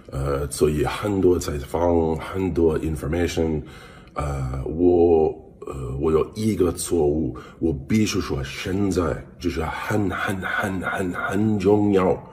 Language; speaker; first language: Chinese; non-native, learner; English